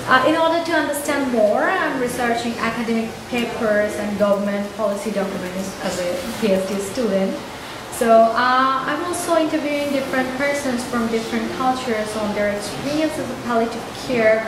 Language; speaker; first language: English; non-native, local second language; Bangla